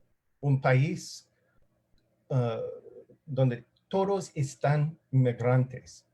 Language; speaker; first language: Spanish; non-native, learner; English